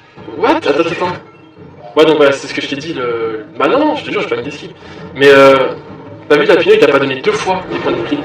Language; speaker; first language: French; native; French